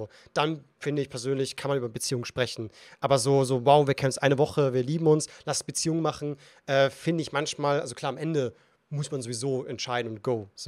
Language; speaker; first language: German; native; German